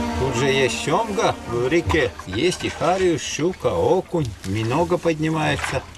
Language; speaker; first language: Russian; non-native, local second language; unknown